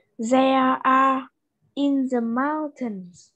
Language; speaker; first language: English; non-native, learner; Vietnamese